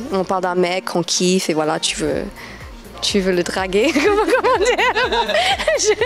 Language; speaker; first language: French; non-native, fluent; English